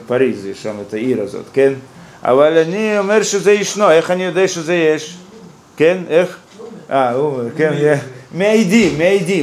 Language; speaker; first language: Hebrew; non-native, fluent; Russian